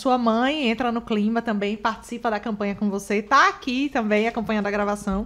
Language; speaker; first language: Portuguese; native; Portuguese